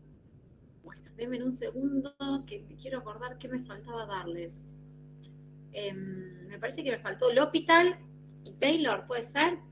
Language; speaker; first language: Spanish; native; Spanish